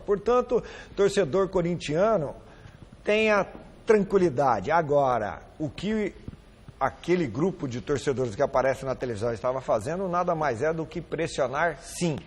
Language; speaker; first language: Portuguese; native; Portuguese